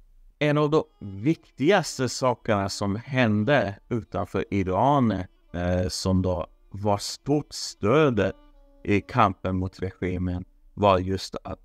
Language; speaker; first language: Swedish; non-native, fluent; Persian